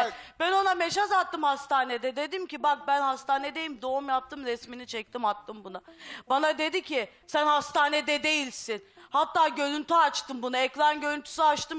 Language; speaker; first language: Turkish; native; Turkish